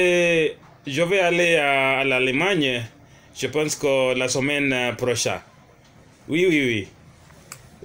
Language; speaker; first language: French; non-native, learner; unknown